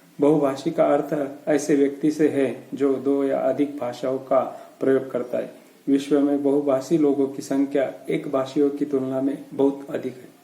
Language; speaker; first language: Hindi; non-native, local second language; Marathi